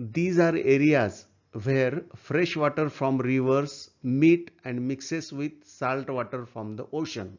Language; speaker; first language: English; non-native, local second language; Marathi